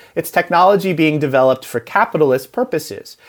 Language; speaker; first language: English; native; English